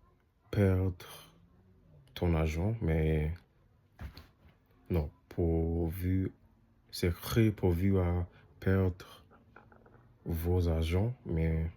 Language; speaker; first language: French; non-native, learner; English